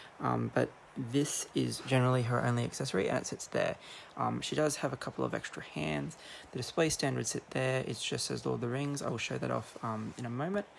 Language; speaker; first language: English; native; English